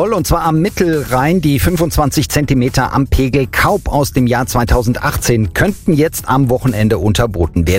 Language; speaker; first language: German; native; German